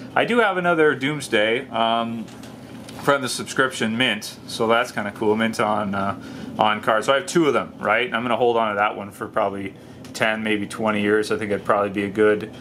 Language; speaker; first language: English; native; English